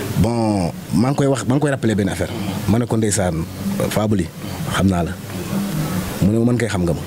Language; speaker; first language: Wolof; non-native, local second language; Fula